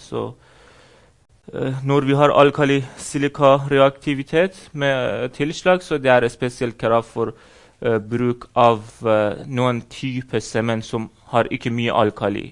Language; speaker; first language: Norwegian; non-native, fluent; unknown